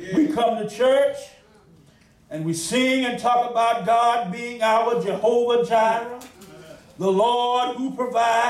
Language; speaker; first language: English; native; English